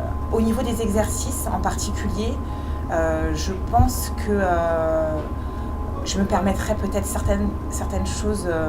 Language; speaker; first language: French; native; French